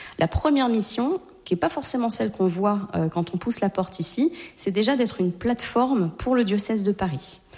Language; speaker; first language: French; native; French